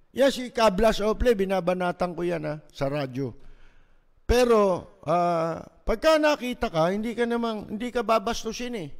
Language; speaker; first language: Filipino; native; Filipino